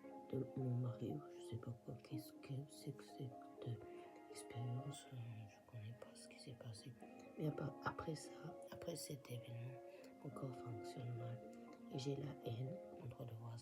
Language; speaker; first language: French; non-native, fluent; Japanese